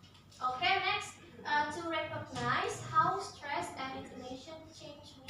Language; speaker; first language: English; non-native, learner; Indonesian